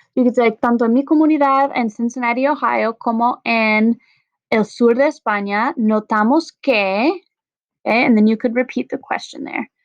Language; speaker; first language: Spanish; non-native, fluent; English